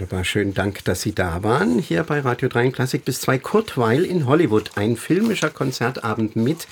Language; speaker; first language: German; native; German